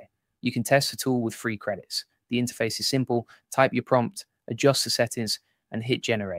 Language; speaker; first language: English; native; English